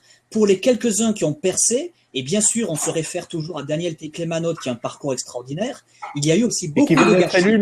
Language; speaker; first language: French; native; French